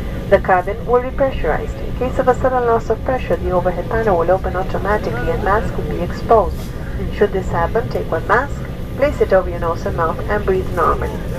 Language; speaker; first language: English; non-native, fluent; Spanish